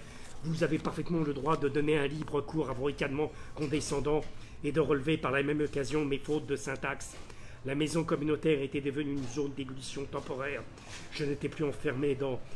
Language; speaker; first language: French; native; French